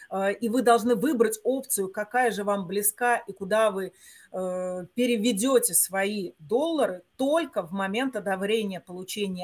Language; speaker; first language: Russian; native; Russian